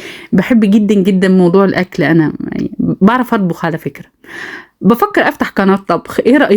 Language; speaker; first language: Arabic; native; Arabic